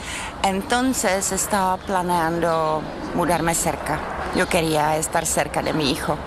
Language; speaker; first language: Spanish; non-native, fluent; Czech